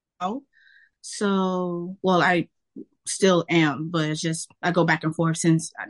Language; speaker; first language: English; native; English